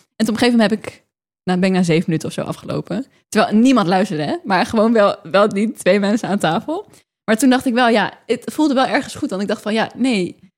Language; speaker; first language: Dutch; native; Dutch